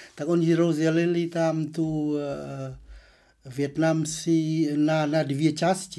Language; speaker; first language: Czech; non-native, learner; Vietnamese